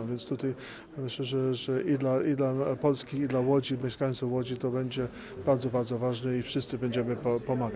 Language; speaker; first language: Polish; early bilingual, heritage; Polish